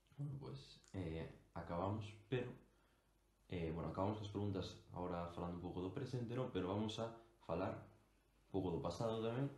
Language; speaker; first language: Galician; non-native, local second language; Spanish